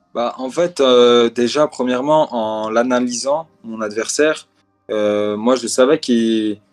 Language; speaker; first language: French; native; French